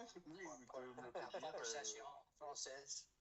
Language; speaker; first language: French; non-native, learner; English